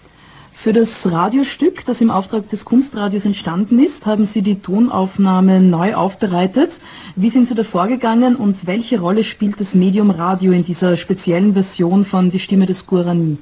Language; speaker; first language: German; native; German